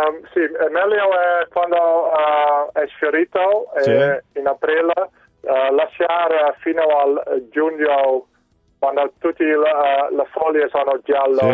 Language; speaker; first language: Italian; non-native, learner; Dutch